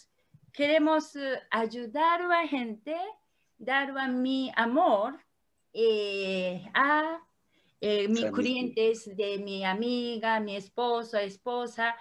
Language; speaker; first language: Spanish; non-native, learner; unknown